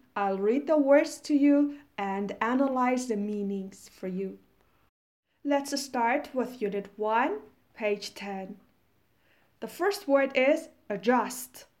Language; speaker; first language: English; non-native, fluent; Persian